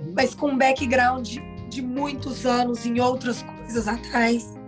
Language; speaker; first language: Portuguese; native; Portuguese